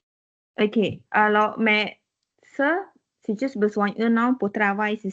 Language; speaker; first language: French; non-native, learner; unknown